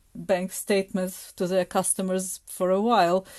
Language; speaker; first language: English; non-native, fluent; Ukrainian